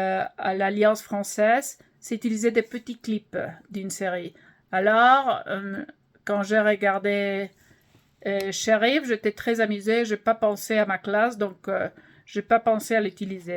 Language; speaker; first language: French; non-native, fluent; English